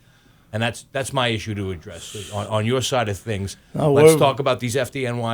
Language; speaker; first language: English; native; English